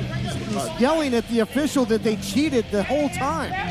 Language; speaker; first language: English; native; English